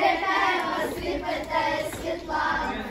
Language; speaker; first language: Estonian; non-native, local second language; Russian